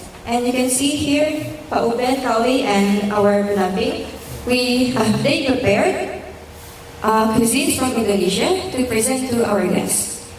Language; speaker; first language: English; non-native, fluent; Indonesian